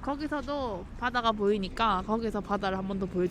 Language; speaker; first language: Korean; native; Korean